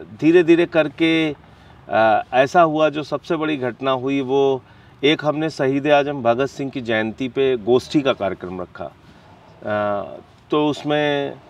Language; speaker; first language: Hindi; native; Hindi